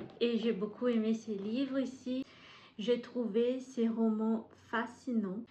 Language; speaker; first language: French; non-native, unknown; Portuguese